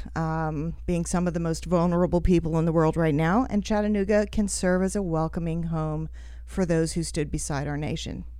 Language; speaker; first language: English; native; English